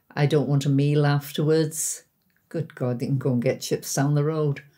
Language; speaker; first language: English; native; English